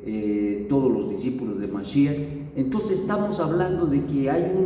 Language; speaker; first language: Spanish; native; Spanish